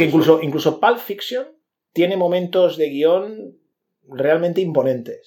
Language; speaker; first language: Spanish; native; Spanish